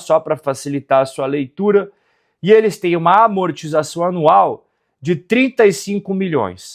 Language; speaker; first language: Portuguese; native; Portuguese